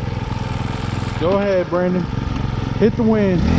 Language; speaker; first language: English; native; English